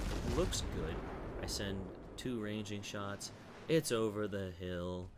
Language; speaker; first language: English; native; English